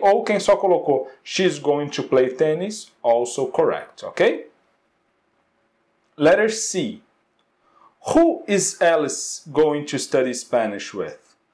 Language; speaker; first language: English; non-native, fluent; Portuguese